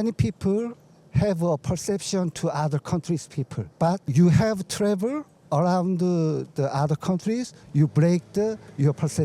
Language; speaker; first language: English; non-native, learner; Korean